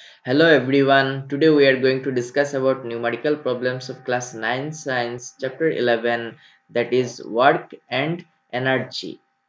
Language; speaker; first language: English; non-native, local second language; Sylheti